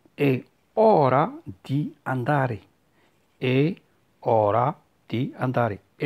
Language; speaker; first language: Italian; non-native, fluent; Arabic